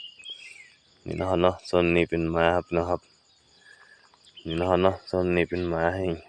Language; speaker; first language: Thai; non-native, local second language; Northeastern Thai